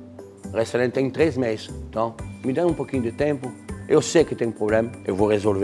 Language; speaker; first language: Portuguese; non-native, fluent; French